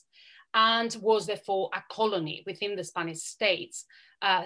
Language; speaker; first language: English; non-native, fluent; Catalan